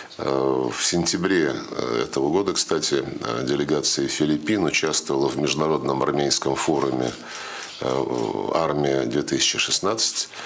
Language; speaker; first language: Russian; native; Russian